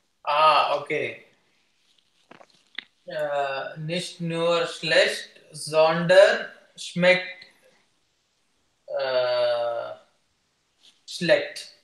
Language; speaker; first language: German; non-native, learner; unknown